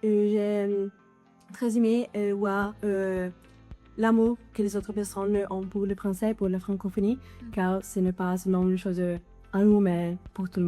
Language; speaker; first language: French; non-native, local second language; Italian